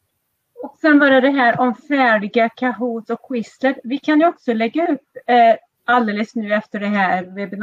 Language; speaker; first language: Swedish; native; Swedish